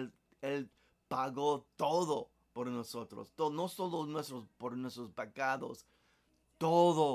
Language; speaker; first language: Spanish; non-native, learner; English